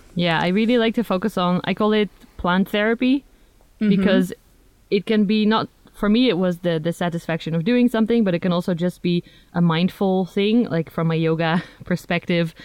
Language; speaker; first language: English; non-native, fluent; Dutch